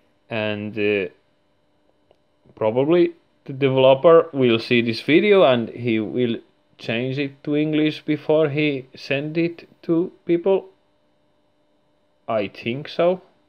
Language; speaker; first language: English; non-native, fluent; Finnish